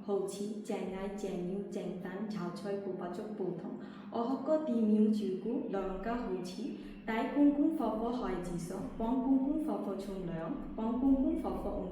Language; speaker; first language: Cantonese; non-native, learner; Bangla